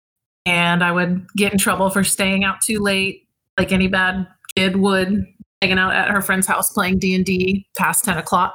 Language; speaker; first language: English; native; English